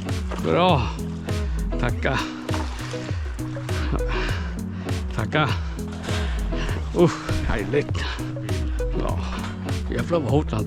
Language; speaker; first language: Swedish; non-native, fluent; Vietnamese